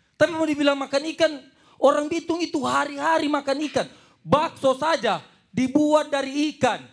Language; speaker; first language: Indonesian; native; Indonesian